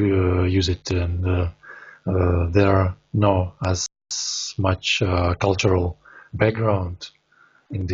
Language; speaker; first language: English; non-native, learner; Russian